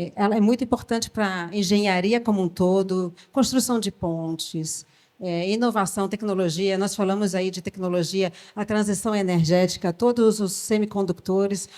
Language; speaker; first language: Portuguese; early bilingual, other home language; French